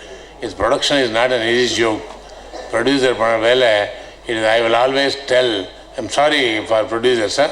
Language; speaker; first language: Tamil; non-native, learner; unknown